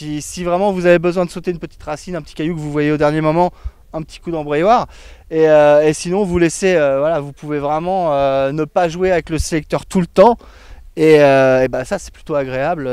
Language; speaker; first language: French; native; French